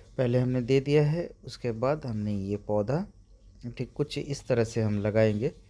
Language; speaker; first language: Hindi; non-native, local second language; Bangla